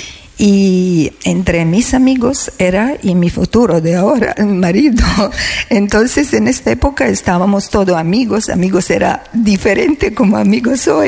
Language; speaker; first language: Spanish; non-native, learner; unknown